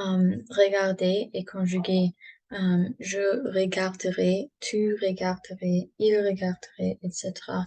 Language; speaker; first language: French; non-native, learner; English